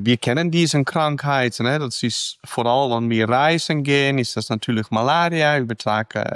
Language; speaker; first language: German; non-native, fluent; Dutch